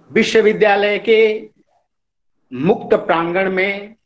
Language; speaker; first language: Hindi; non-native, local second language; Odia